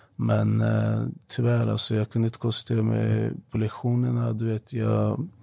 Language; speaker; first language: Swedish; non-native, fluent; Arabic